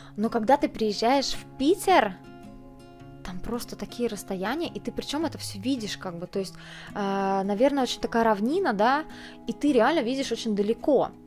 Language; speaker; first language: Russian; early bilingual, heritage; Russian